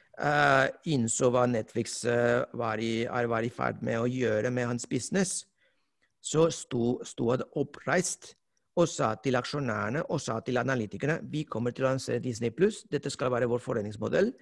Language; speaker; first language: Norwegian; non-native, fluent; Spanish